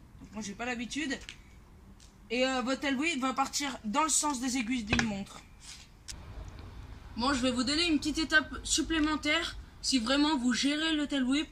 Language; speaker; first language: French; native; French